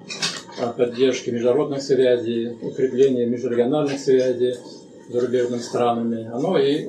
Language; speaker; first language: Russian; native; Russian